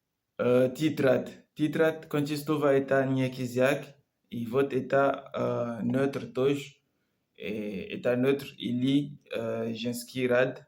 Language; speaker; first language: Russian; non-native, learner; Comorian